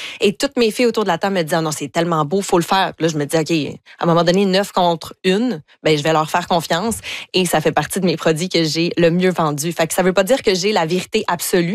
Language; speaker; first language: French; native; French